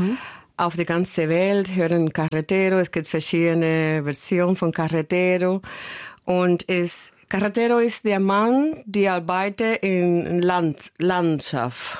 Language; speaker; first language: German; non-native, learner; Spanish